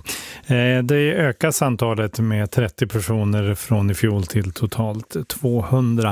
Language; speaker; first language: Swedish; native; Swedish